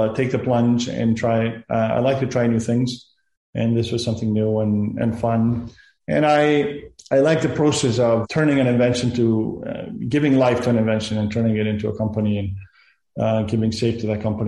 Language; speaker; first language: English; non-native, fluent; Spanish